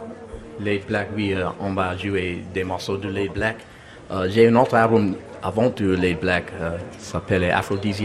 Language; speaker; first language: French; non-native, learner; English